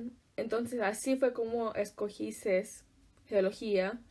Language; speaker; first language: Spanish; early bilingual, heritage; Spanish